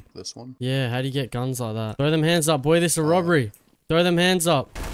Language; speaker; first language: English; native; English